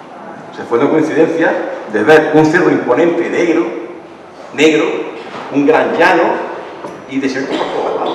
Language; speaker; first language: Spanish; native; Spanish